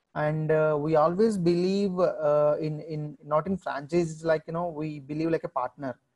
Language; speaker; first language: English; non-native, local second language; Telugu